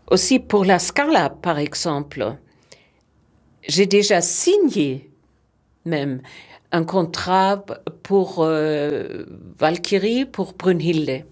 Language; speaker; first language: French; non-native, fluent; German